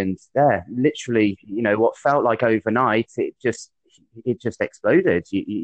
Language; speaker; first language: English; native; English